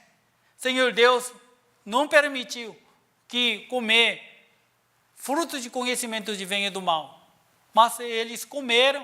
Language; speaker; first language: Portuguese; non-native, learner; Korean